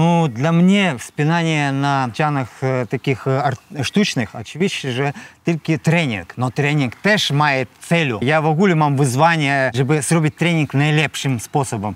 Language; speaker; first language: Polish; non-native, learner; Russian